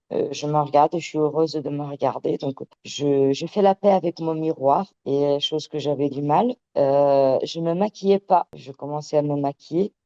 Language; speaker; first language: French; early bilingual, other home language; Portuguese